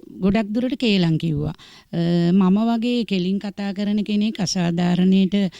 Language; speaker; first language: Sinhala; native; Sinhala